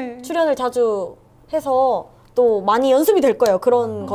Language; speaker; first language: Korean; native; Korean